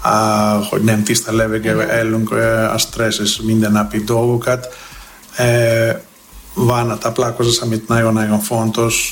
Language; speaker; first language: Hungarian; non-native, fluent; Greek